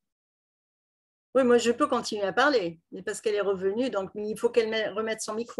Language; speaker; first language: French; non-native, local second language; Arabic